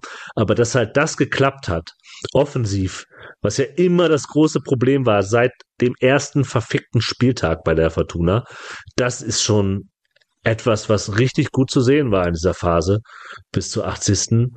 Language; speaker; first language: German; native; German